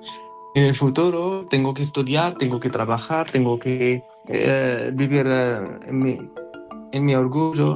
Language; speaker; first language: Spanish; non-native, learner; Arabic